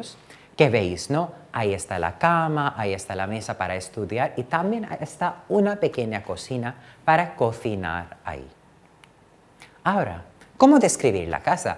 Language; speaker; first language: Spanish; non-native, fluent; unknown